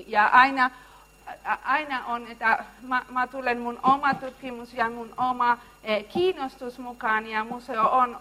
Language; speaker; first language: Finnish; non-native, learner; Spanish